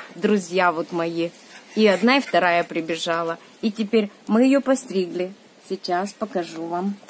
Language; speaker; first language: Russian; native; Russian